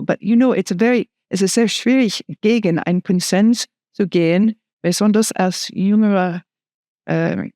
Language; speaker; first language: German; non-native, fluent; English